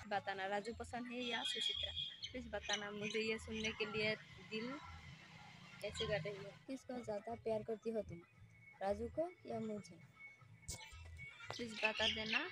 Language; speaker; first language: Hindi; non-native, local second language; Bangla